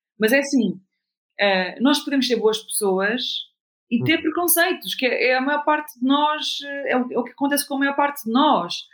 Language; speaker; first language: Portuguese; native; Portuguese